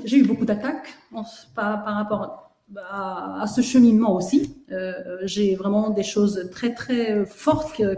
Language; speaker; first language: French; native; French